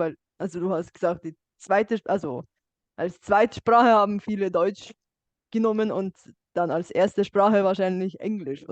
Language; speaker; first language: German; non-native, fluent; Bulgarian